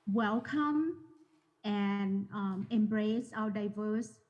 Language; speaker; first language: English; non-native, fluent; Thai